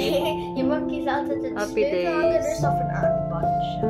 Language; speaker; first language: Dutch; non-native, learner; German